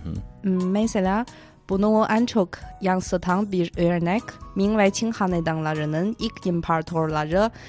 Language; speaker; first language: Turkish; non-native, fluent; Chinese